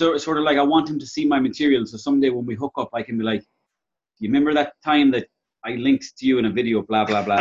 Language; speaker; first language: English; native; English